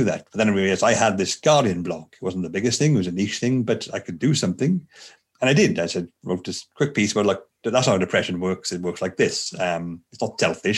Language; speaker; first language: English; native; English